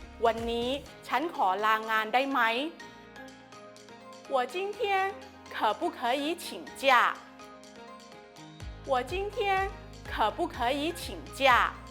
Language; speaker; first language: Chinese; non-native, learner; Thai